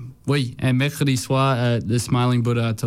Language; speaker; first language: French; non-native, learner; English